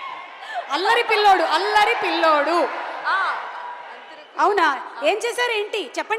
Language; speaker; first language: Telugu; native; Telugu